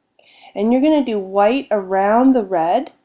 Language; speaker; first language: English; native; English